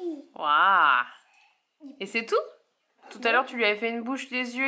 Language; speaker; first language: French; native; French